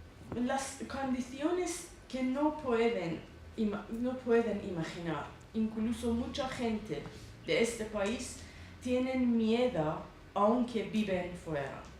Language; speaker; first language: Spanish; non-native, learner; Persian